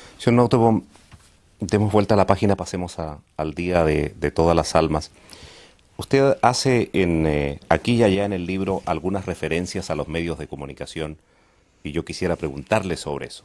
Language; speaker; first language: Spanish; native; Spanish